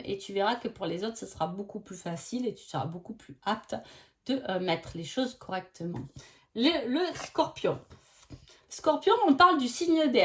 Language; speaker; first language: French; native; French